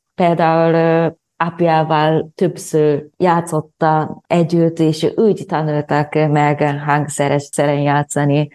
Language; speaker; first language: Hungarian; non-native, learner; Japanese